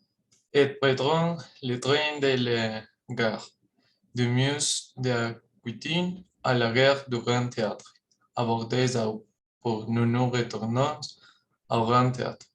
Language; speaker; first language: French; non-native, learner; Spanish